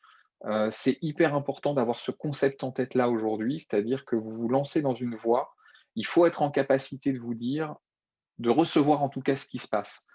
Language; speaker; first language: French; native; French